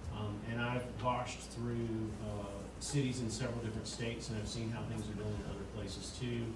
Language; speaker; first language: English; native; English